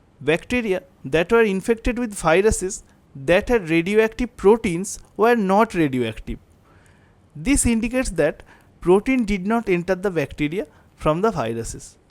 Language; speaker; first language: English; non-native, local second language; Bangla